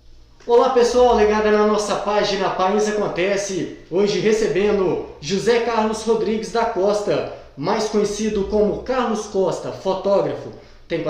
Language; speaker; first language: Portuguese; native; Portuguese